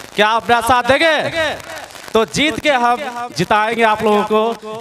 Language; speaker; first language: Hindi; native; Hindi